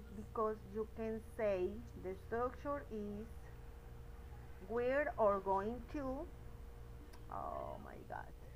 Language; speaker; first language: English; non-native, learner; Spanish